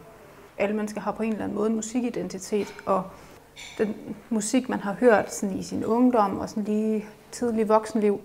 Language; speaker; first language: Danish; native; Danish